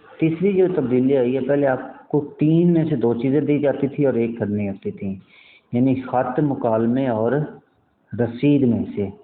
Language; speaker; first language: Urdu; non-native, local second language; Punjabi